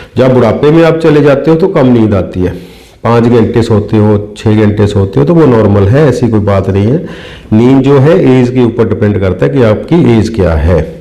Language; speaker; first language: Hindi; non-native, local second language; Punjabi